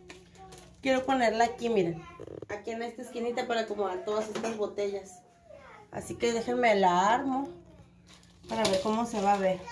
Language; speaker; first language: Spanish; native; Spanish